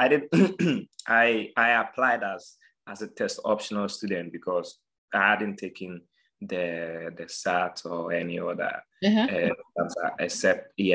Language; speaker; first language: English; non-native, local second language; Akan